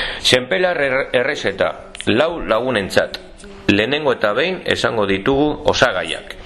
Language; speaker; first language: Basque; non-native, local second language; Spanish